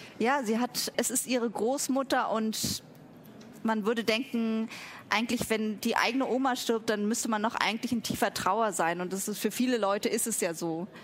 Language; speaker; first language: German; early bilingual, other home language; Vietnamese